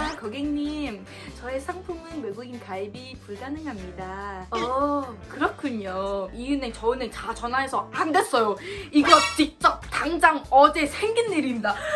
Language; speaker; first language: Korean; non-native, fluent; Thai